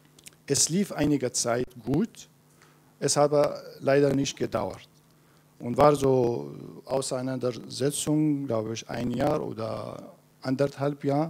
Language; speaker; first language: German; non-native, fluent; Kurdish